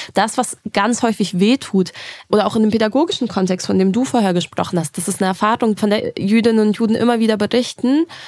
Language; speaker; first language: German; early bilingual, other home language; Russian